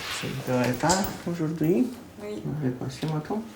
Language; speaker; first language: French; non-native, learner; Romanian